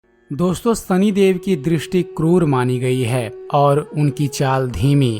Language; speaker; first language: Hindi; native; Hindi